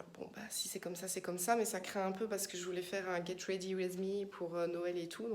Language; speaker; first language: French; native; French